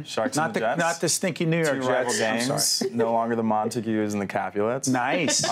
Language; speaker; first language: English; native; English